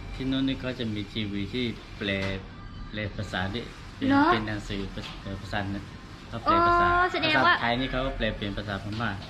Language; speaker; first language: Thai; non-native, learner; Burmese